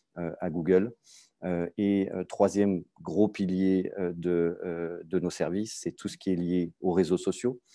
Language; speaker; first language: French; native; French